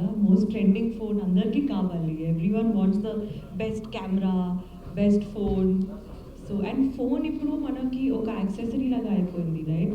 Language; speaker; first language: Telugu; non-native, learner; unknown